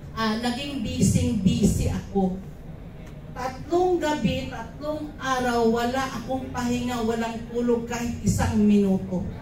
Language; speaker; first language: Filipino; non-native, local second language; Cebuano